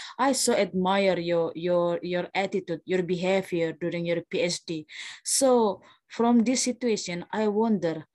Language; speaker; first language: English; non-native, fluent; Indonesian